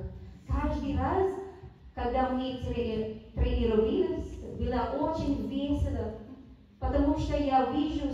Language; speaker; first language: Russian; non-native, learner; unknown